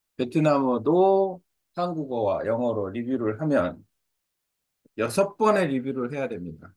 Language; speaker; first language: Korean; native; Korean